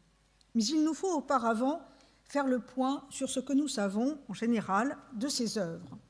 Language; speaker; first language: French; native; French